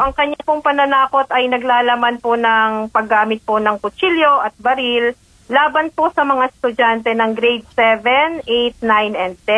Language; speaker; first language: Filipino; native; Filipino